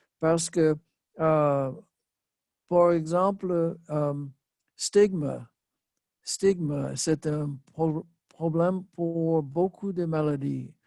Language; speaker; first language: French; non-native, learner; English